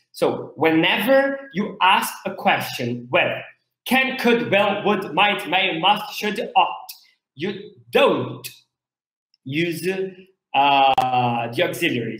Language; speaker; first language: English; non-native, fluent; Portuguese